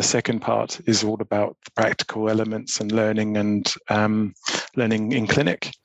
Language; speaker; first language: English; native; English